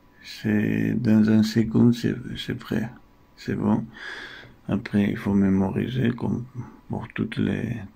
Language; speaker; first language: French; non-native, fluent; Russian